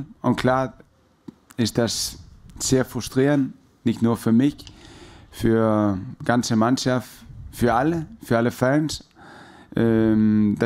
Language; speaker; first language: German; non-native, fluent; Danish